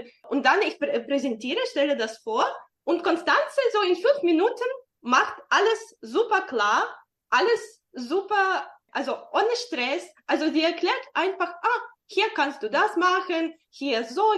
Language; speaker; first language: German; non-native, fluent; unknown